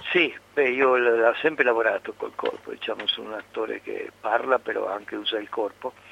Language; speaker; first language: Italian; non-native, fluent; Spanish